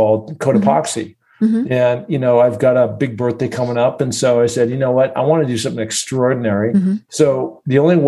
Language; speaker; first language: English; native; English